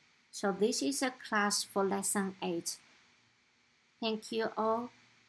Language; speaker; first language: English; non-native, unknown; Chinese